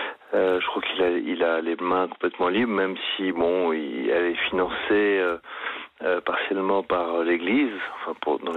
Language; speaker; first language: French; native; French